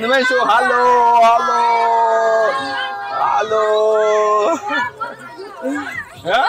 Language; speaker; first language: Chinese; non-native, learner; Rundi